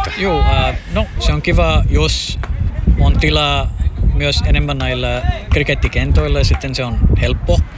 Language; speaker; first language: Finnish; non-native, fluent; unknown